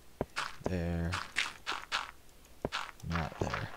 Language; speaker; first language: English; native; English